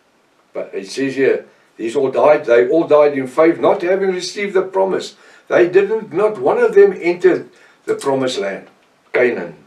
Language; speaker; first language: English; non-native, local second language; Afrikaans